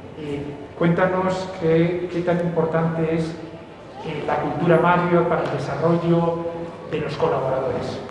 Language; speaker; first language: Spanish; native; Spanish